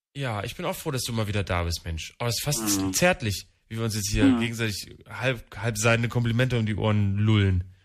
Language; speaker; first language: German; native; German